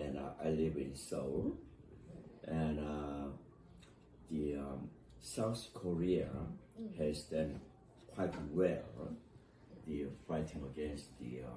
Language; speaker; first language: English; non-native, fluent; Korean